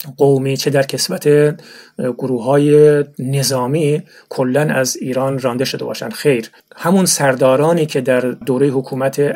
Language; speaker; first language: Persian; non-native, local second language; Turkmen